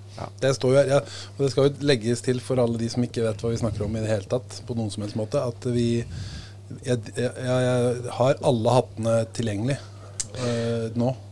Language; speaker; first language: Norwegian; native; Norwegian